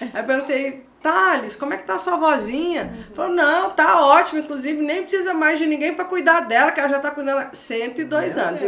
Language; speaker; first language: Portuguese; native; Portuguese